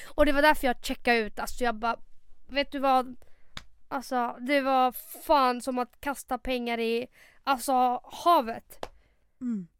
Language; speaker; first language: Swedish; early bilingual, other home language; Spanish